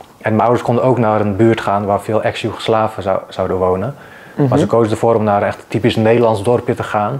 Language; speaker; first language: Dutch; early bilingual, other home language; Bosnian